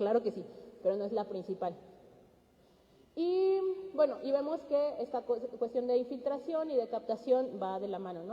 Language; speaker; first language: Spanish; native; Spanish